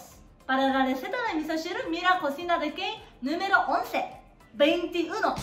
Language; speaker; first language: Spanish; non-native, fluent; Japanese